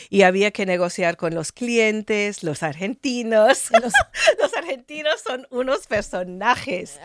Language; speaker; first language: Spanish; non-native, fluent; English